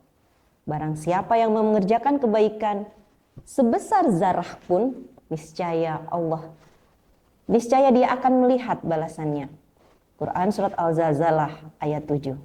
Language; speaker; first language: Indonesian; native; Indonesian